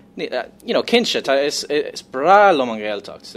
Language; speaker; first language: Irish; non-native, learner; English